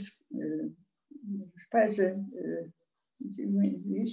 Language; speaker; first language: German; non-native, local second language; Czech